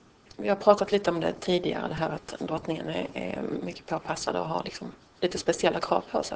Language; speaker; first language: Swedish; native; Swedish